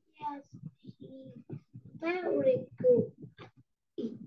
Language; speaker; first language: English; non-native, learner; Vietnamese